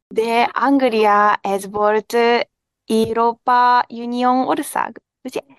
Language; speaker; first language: Hungarian; non-native, learner; Japanese